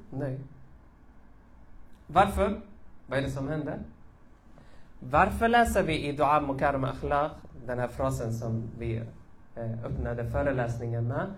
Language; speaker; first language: Swedish; early bilingual, other home language; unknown